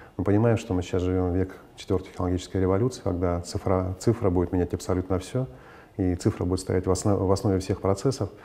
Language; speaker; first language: Russian; native; Russian